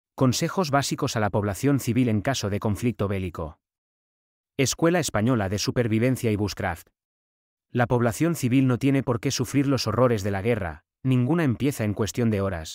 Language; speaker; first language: Spanish; native; Spanish